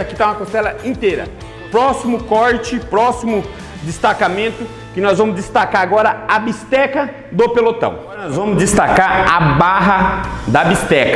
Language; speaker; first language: Portuguese; native; Portuguese